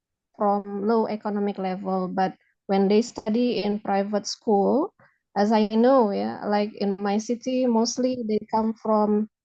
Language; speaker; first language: English; non-native, local second language; Indonesian